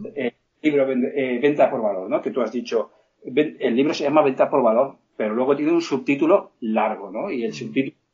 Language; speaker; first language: Spanish; native; Spanish